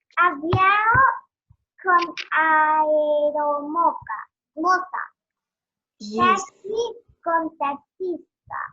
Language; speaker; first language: Portuguese; non-native, learner; Spanish